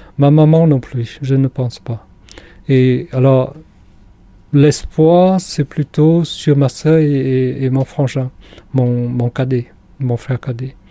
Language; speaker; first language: French; non-native, fluent; Khmer